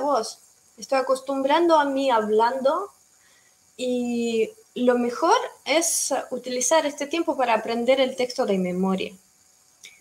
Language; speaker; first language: Spanish; non-native, fluent; Russian